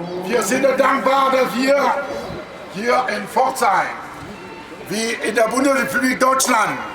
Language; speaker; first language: German; non-native, learner; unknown